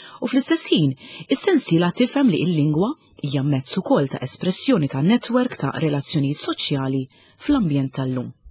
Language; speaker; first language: Maltese; native; Maltese